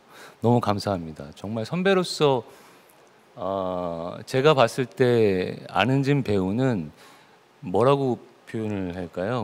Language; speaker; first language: Korean; native; Korean